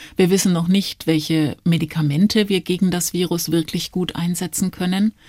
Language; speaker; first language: German; native; German